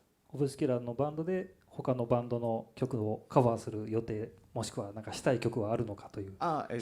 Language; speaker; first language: Japanese; native; Japanese